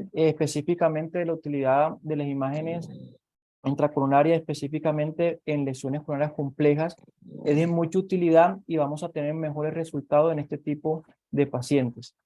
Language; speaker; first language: Spanish; native; Spanish